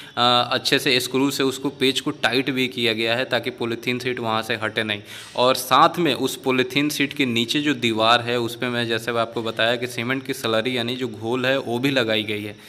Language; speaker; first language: Hindi; native; Hindi